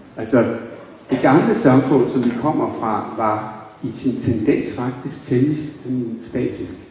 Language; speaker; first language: Danish; native; Danish